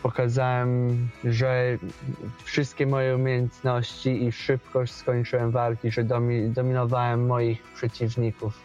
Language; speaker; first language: Polish; early bilingual, heritage; Polish